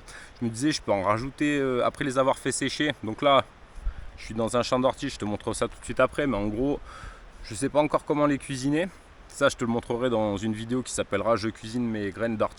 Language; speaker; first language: French; native; French